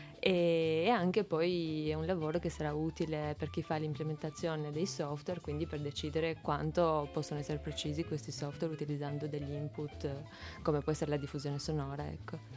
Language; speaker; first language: Italian; non-native, fluent; Albanian